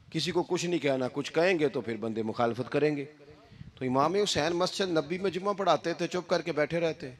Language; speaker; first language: Urdu; non-native, local second language; Punjabi